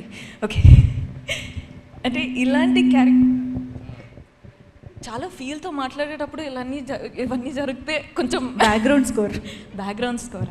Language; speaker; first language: Telugu; non-native, fluent; Kodava